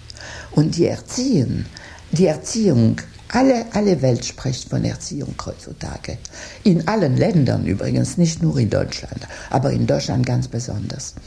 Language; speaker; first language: German; non-native, fluent; French